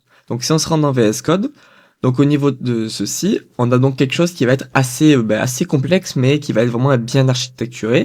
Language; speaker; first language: French; native; French